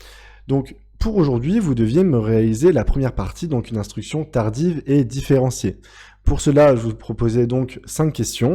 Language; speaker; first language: French; native; French